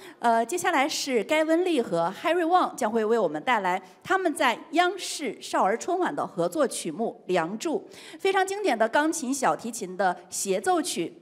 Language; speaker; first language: Chinese; native; Chinese